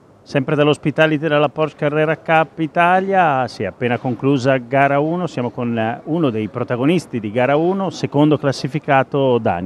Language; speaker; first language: Italian; native; Italian